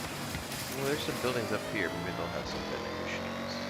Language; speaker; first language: English; native; English